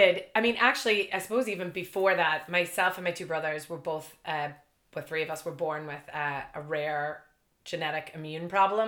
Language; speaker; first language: English; native; English